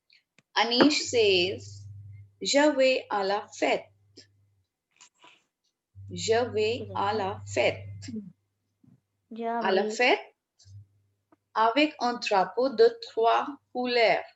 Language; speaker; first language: French; non-native, fluent; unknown